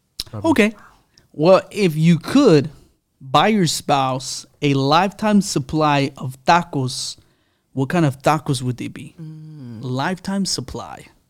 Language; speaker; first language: English; early bilingual, other home language; Spanish